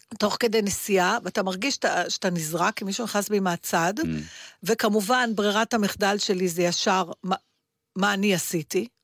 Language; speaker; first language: Hebrew; native; Hebrew